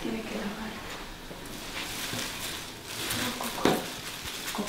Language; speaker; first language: Spanish; non-native, learner; English